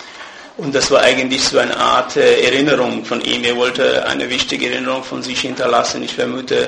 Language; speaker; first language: German; non-native, fluent; Persian